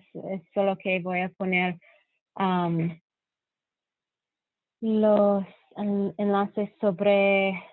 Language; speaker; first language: Spanish; non-native, fluent; English